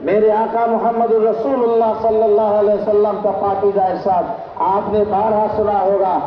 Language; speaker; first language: Hindi; non-native, local second language; Bangla